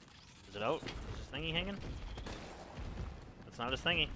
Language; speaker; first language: English; native; English